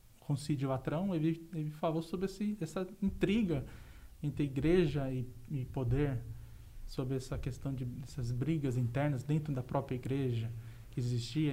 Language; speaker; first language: Portuguese; native; Portuguese